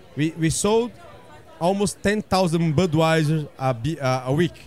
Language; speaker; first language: English; non-native, fluent; Portuguese